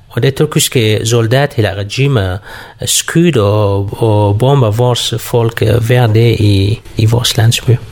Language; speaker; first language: Danish; non-native, learner; Kurdish